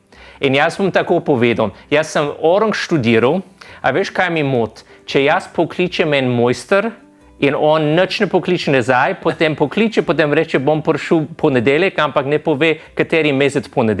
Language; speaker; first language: Slovenian; non-native, fluent; English